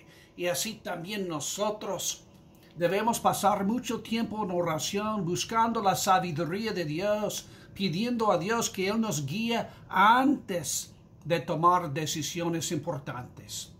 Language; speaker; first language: Spanish; non-native, fluent; English